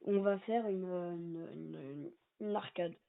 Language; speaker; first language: French; native; French